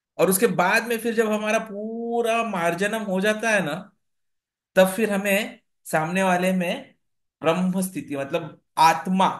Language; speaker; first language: Hindi; non-native, local second language; Marathi